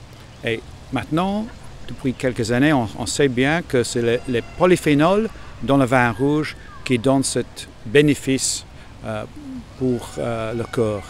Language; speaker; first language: French; non-native, fluent; English